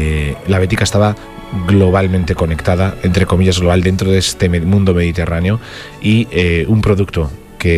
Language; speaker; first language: Spanish; native; Spanish